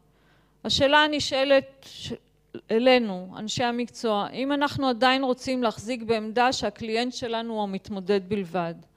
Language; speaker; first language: Hebrew; native; Hebrew